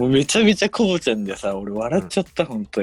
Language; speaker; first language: Japanese; native; Japanese